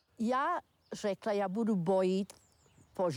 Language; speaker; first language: Czech; non-native, learner; German